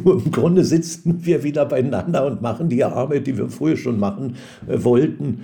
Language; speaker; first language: German; native; German